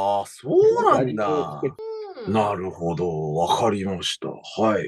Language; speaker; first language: Japanese; native; Japanese